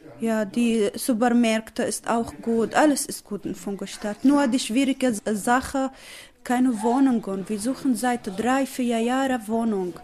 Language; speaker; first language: German; non-native, learner; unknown